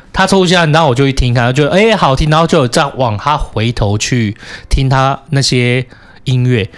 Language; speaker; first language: Chinese; native; Chinese